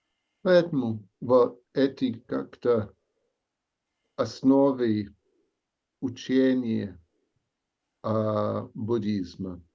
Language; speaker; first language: Russian; non-native, learner; English